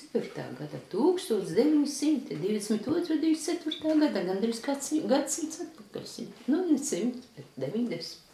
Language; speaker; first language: Latvian; early bilingual, heritage; Latvian